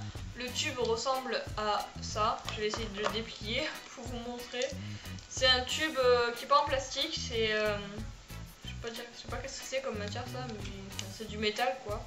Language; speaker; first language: French; native; French